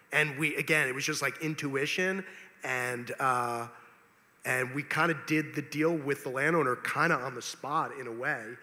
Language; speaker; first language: English; native; English